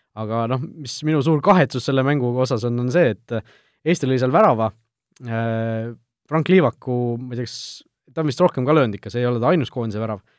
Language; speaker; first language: Estonian; native; Estonian